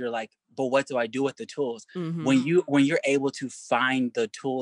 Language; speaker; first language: English; native; English